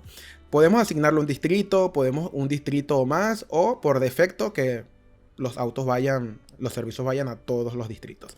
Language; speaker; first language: Spanish; native; Spanish